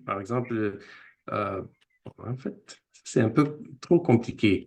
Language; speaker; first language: French; non-native, fluent; English